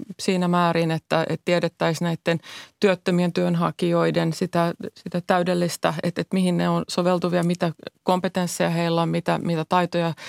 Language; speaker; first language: Finnish; native; Finnish